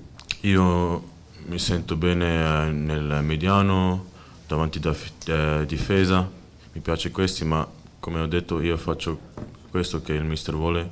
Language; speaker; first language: Italian; non-native, learner; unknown